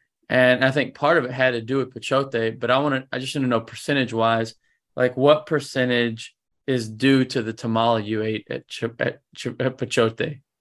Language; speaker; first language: English; native; English